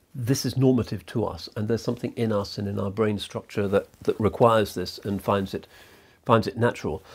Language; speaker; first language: English; native; English